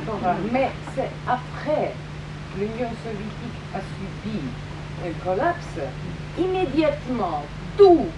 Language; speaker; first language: French; non-native, fluent; Russian